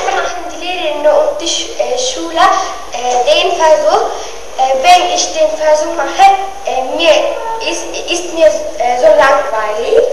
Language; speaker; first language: German; non-native, learner; Turkish